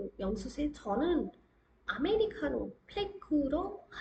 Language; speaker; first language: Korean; non-native, fluent; Hindi